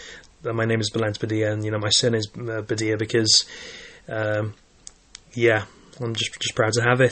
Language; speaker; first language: English; native; English